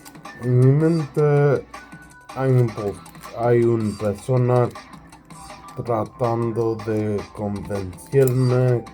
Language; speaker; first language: Spanish; non-native, learner; English